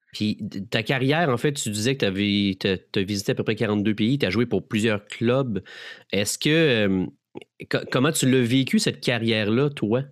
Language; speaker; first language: French; native; French